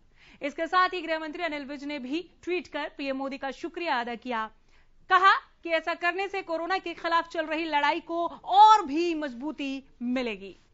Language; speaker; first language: Hindi; native; Hindi